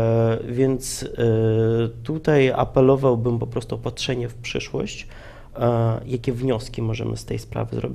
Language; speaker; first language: Polish; non-native, fluent; Ukrainian